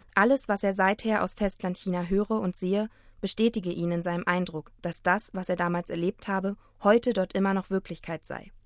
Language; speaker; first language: German; native; German